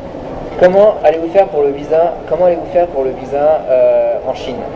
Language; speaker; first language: French; native; French